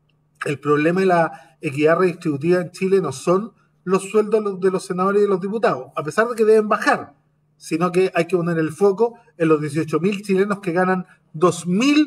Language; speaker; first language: Spanish; native; Spanish